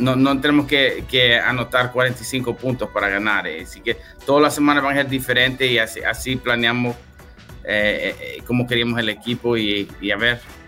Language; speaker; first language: Spanish; early bilingual, heritage; English